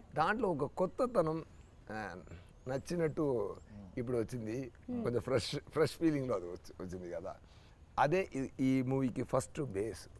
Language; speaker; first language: Telugu; non-native, learner; Tamil